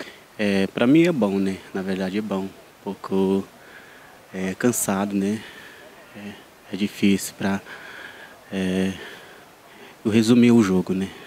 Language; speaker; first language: Portuguese; non-native, local second language; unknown